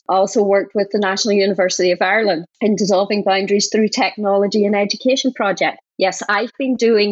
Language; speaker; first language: English; native; English